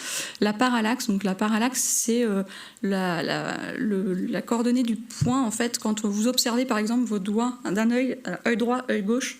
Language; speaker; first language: French; native; French